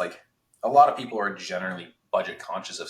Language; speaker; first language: English; native; English